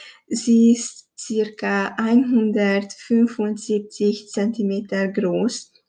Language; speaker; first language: German; non-native, learner; Hungarian